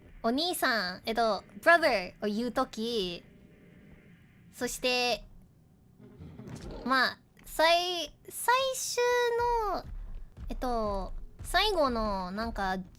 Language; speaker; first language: Japanese; non-native, learner; English